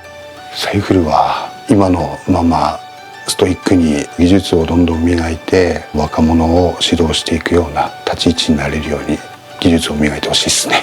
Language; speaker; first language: Japanese; native; Japanese